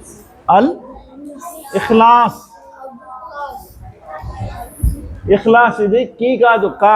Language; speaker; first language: Telugu; non-native, local second language; Urdu